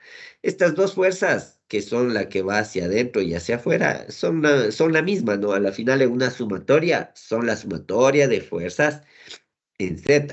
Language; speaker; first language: Spanish; native; Spanish